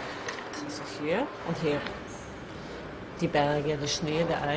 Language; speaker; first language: German; non-native, fluent; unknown